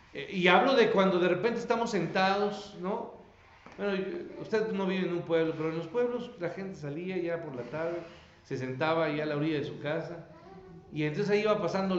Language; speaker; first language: Spanish; native; Spanish